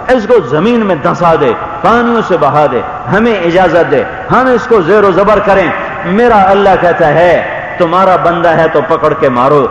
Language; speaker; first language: Urdu; native; Urdu